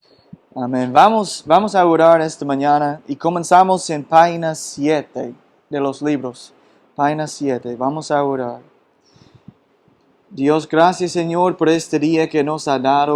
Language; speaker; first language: Spanish; non-native, fluent; English